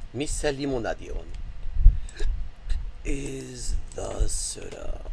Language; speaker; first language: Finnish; non-native, learner; English